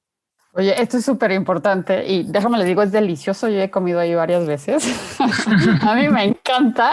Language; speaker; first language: Spanish; native; Spanish